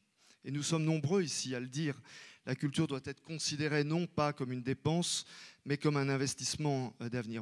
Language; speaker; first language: French; native; French